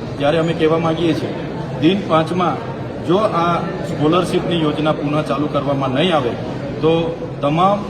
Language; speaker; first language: Gujarati; non-native, local second language; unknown